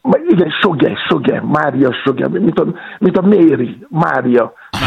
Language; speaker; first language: Hungarian; non-native, fluent; Yoruba